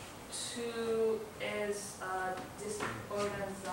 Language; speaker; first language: Spanish; non-native, learner; English